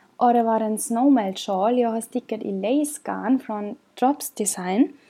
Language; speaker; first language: Swedish; non-native, fluent; German